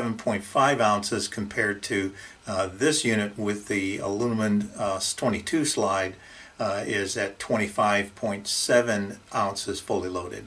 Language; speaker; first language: English; native; English